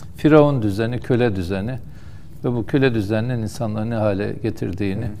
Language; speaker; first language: Turkish; native; Turkish